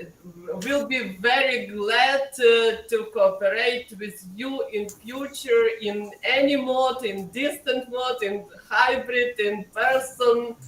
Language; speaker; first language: English; non-native, fluent; Ukrainian